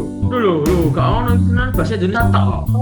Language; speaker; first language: Indonesian; native; Indonesian